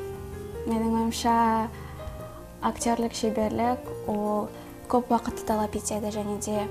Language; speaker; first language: Kazakh; non-native, local second language; Russian